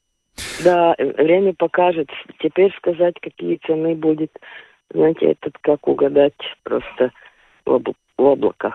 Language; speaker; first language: Russian; non-native, local second language; Latvian